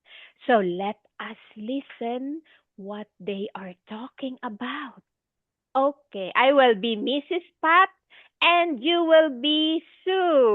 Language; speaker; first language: English; non-native, fluent; Filipino